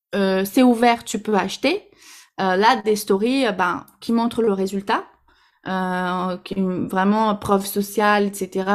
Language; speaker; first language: French; non-native, fluent; Portuguese